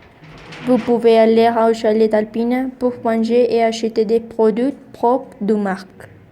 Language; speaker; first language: French; non-native, learner; Spanish